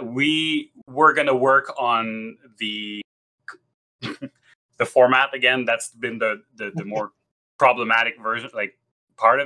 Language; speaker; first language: English; non-native, fluent; French